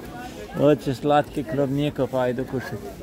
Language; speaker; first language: Russian; non-native, fluent; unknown